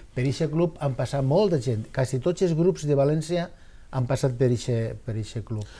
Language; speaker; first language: Catalan; native; Catalan